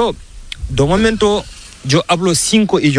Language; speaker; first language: Spanish; non-native, learner; Fula